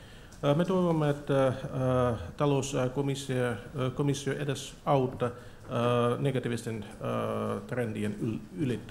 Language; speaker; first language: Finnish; non-native, fluent; Russian